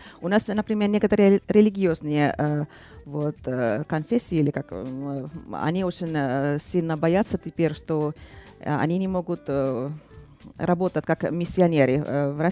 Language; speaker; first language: Russian; non-native, fluent; Finnish